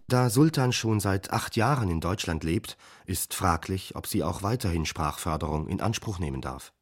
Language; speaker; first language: German; native; German